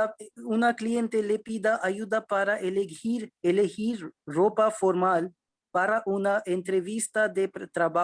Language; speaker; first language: Spanish; non-native, learner; Hindi